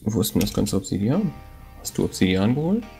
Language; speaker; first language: German; native; German